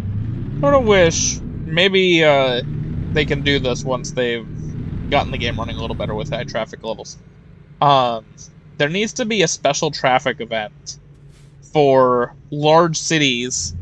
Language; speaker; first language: English; native; English